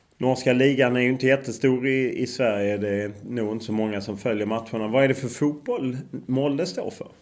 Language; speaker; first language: Swedish; native; Swedish